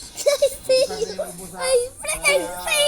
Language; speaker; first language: English; non-native, local second language; Filipino